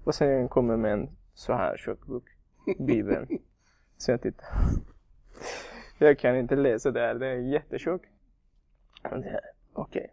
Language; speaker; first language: Swedish; non-native, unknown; Persian